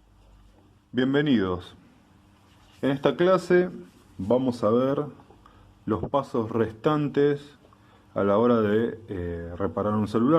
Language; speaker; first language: Spanish; native; Spanish